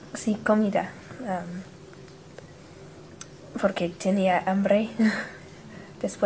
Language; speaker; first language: Spanish; non-native, learner; English